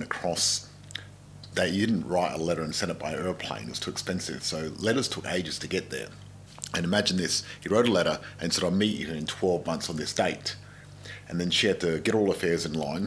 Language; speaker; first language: English; non-native, local second language; Macedonian